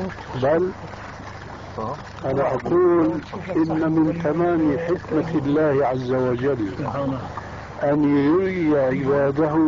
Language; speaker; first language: Arabic; early bilingual, other home language; Albanian